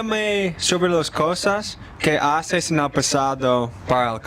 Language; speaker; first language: Spanish; non-native, learner; English